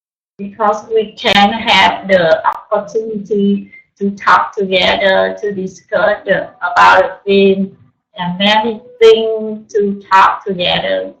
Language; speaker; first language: English; non-native, learner; Vietnamese